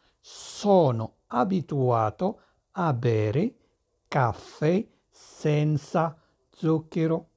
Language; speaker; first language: Italian; non-native, fluent; Arabic